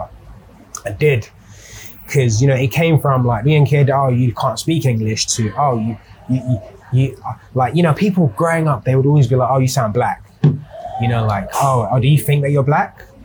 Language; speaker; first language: English; native; English